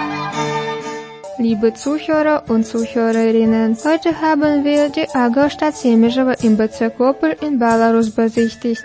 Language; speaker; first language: German; non-native, fluent; Russian